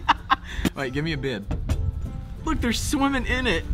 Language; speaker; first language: English; native; English